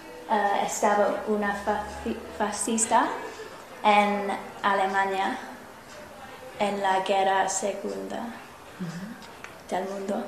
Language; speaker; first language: Spanish; non-native, learner; English